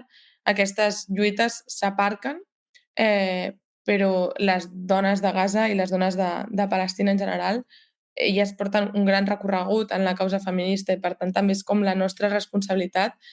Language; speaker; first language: Catalan; native; Catalan